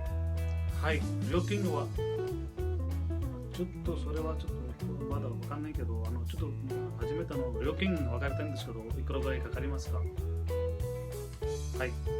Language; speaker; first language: Japanese; non-native, fluent; Hindi